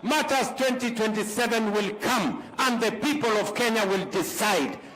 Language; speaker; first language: English; non-native, local second language; Kalenjin